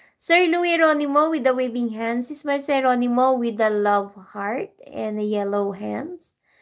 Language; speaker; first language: English; non-native, local second language; Filipino